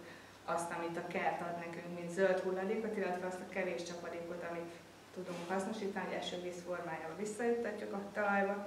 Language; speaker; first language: Hungarian; native; Hungarian